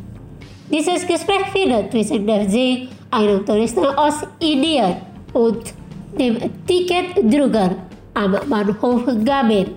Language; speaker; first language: German; non-native, learner; Indonesian